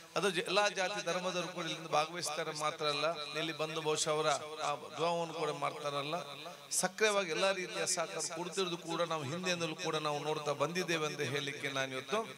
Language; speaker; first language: Kannada; non-native, local second language; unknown